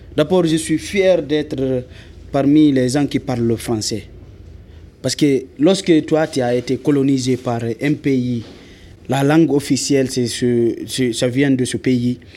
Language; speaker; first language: French; non-native, local second language; Fula